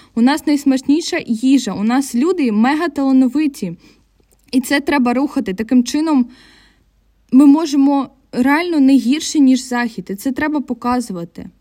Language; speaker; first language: Ukrainian; non-native, local second language; Russian